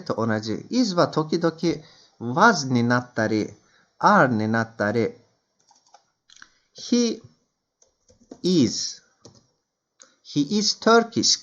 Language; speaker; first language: Japanese; non-native, fluent; Turkish